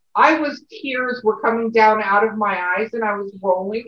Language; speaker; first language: English; native; English